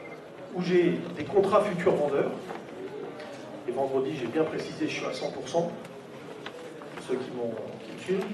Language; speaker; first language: French; native; French